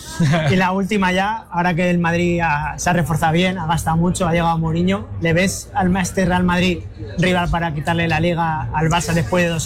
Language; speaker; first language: Spanish; native; Spanish